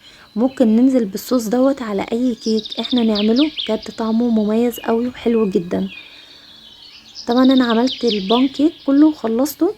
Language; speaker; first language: Arabic; native; Arabic